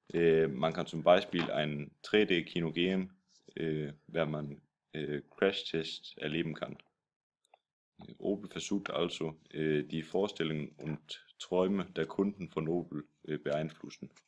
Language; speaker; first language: German; non-native, learner; Danish